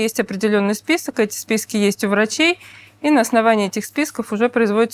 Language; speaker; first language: Russian; native; Russian